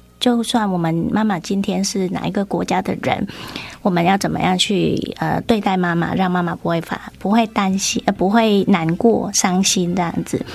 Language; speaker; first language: Chinese; non-native, fluent; Vietnamese